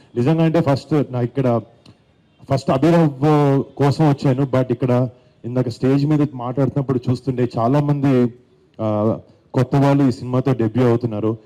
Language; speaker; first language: Telugu; native; Telugu